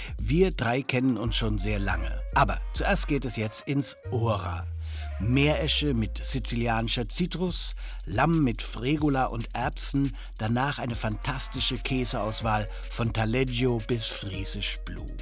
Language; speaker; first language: German; native; German